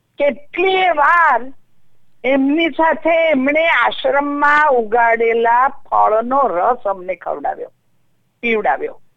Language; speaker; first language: Gujarati; native; Gujarati